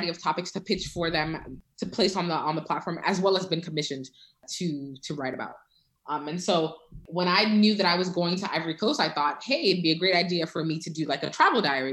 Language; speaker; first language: English; native; English